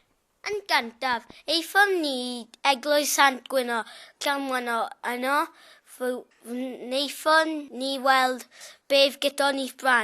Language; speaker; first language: Welsh; non-native, local second language; English